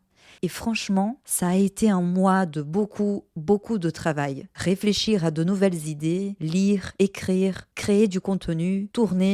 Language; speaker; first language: French; non-native, fluent; Portuguese